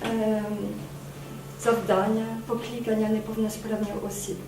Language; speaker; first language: Ukrainian; non-native, fluent; French